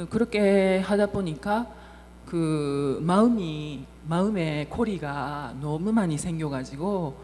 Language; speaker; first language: Korean; non-native, fluent; Japanese